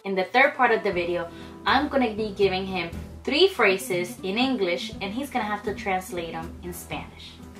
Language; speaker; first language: English; early bilingual, other home language; Spanish